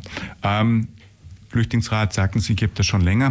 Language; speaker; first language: German; native; German